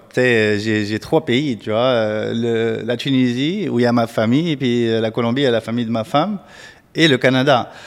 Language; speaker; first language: French; non-native, local second language; Arabic